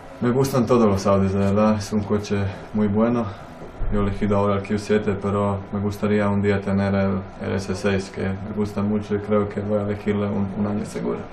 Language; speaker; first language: Spanish; non-native, fluent; Croatian